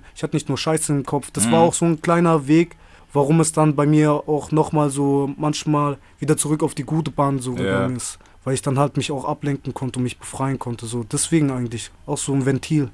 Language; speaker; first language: German; native; German